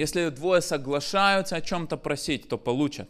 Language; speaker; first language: Russian; native; Russian